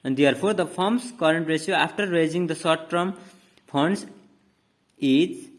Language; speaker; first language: English; non-native, local second language; Nepali